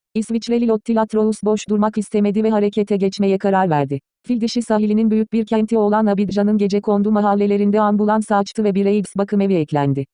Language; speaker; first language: Turkish; early bilingual, heritage; Turkish